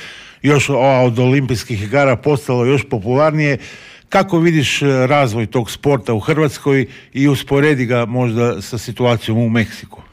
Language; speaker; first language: Croatian; native; Croatian